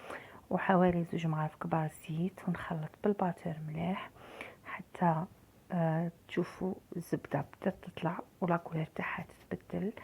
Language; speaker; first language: Arabic; native; Arabic